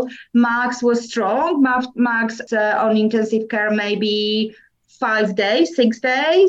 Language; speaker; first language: English; non-native, learner; Polish